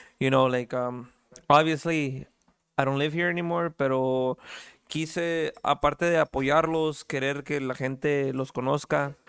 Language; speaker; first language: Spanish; early bilingual, heritage; Spanish